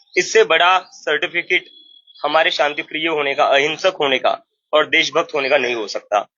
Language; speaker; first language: Hindi; non-native, local second language; Marathi